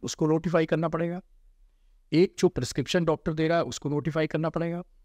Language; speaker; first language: Hindi; native; Hindi